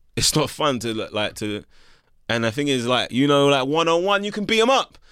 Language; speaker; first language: English; native; English